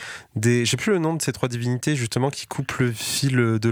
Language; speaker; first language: French; native; French